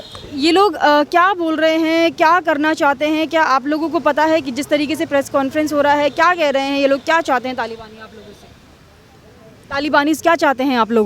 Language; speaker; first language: Hindi; native; Hindi